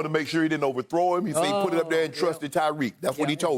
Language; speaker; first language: English; native; English